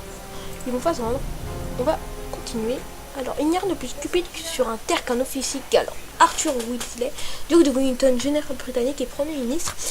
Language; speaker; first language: French; native; French